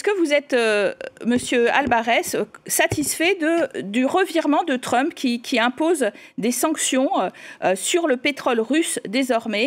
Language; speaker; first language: French; native; French